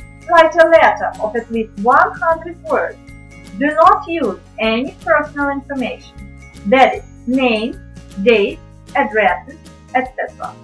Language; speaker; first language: English; non-native, fluent; Ukrainian